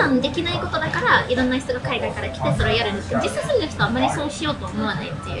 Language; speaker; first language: Japanese; non-native, fluent; English